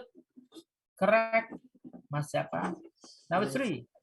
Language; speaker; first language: English; non-native, fluent; Indonesian